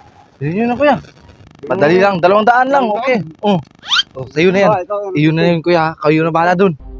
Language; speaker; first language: Filipino; non-native, local second language; Cebuano